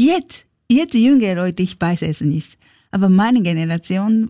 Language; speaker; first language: German; non-native, learner; Japanese